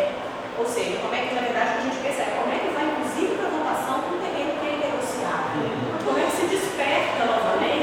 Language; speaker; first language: Portuguese; native; Portuguese